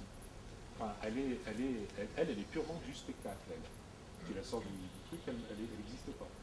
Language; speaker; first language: French; native; French